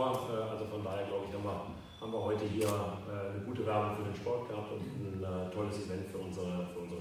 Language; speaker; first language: German; native; German